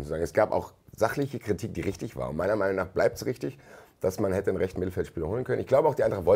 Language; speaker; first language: German; native; German